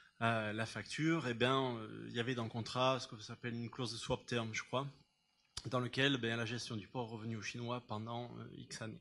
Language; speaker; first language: French; native; French